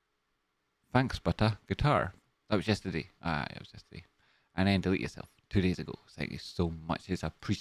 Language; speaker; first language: English; native; English